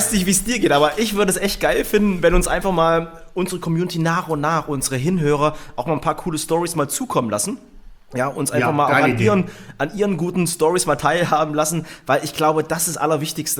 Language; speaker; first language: German; native; German